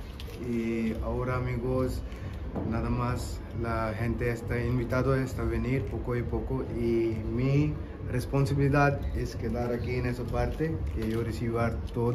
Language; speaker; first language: Spanish; non-native, learner; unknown